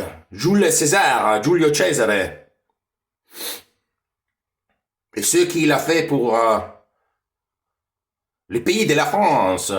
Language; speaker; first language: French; non-native, fluent; Italian